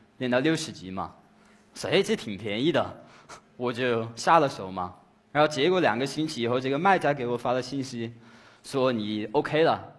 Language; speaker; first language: Chinese; non-native, fluent; English